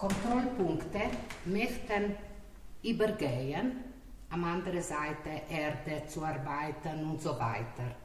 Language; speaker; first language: German; non-native, learner; Slovenian